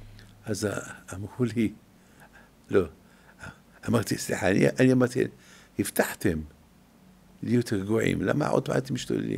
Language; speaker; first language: Hebrew; non-native, fluent; French